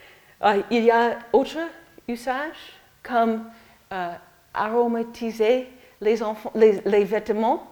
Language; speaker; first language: French; non-native, learner; English